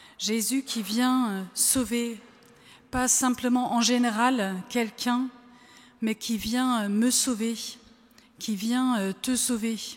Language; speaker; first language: French; non-native, fluent; German